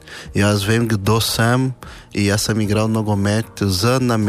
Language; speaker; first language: Slovenian; non-native, learner; Portuguese